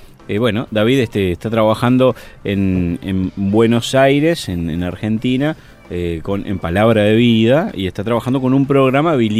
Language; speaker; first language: Spanish; native; Spanish